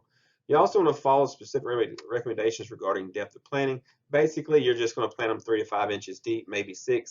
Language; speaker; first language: English; native; English